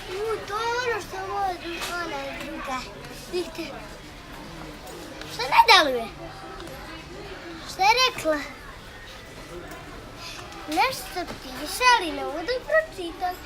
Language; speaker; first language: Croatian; early bilingual, heritage; Croatian